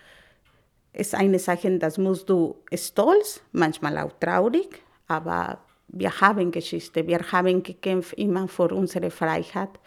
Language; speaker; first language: German; non-native, learner; Spanish